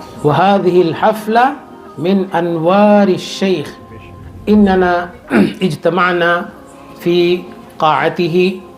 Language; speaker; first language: Arabic; non-native, learner; Urdu